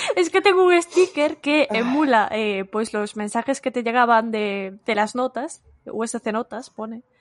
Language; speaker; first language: Spanish; non-native, local second language; Galician